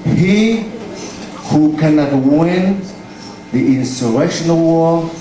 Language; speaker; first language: English; non-native, fluent; Vietnamese